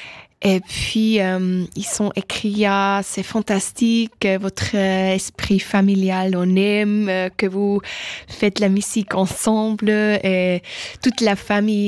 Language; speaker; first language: French; non-native, local second language; German